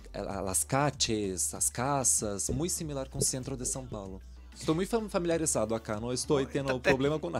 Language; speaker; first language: Spanish; non-native, learner; Portuguese